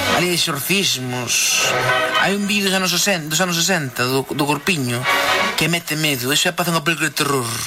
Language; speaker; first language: Galician; native; Galician